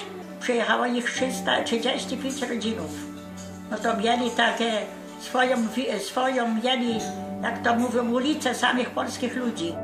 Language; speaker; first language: Polish; early bilingual, heritage; Polish